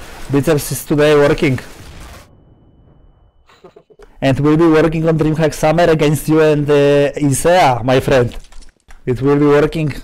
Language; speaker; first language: English; non-native, learner; Polish